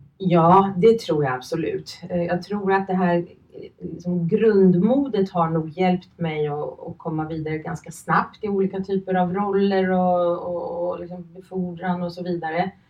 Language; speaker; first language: Swedish; early bilingual, other home language; Finnish